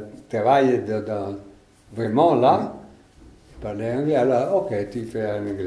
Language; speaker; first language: French; non-native, learner; Italian